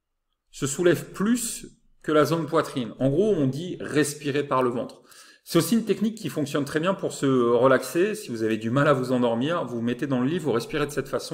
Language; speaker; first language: French; native; French